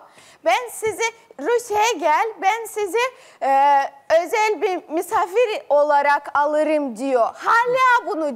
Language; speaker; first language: Turkish; non-native, learner; Russian